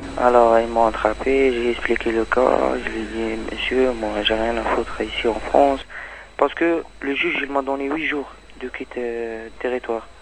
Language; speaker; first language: French; non-native, learner; Arabic